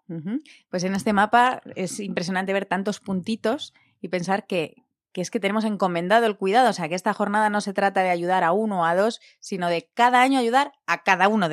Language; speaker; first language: Spanish; native; Spanish